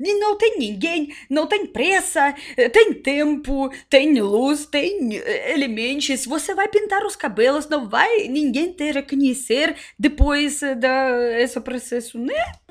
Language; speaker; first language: Portuguese; non-native, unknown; Russian